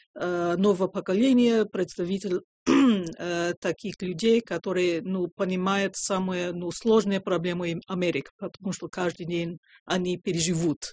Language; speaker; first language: Russian; non-native, fluent; English